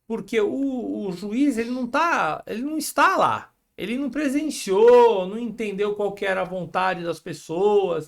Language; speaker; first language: Portuguese; native; Portuguese